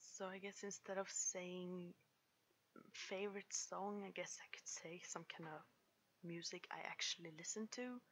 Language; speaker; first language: English; non-native, fluent; Swedish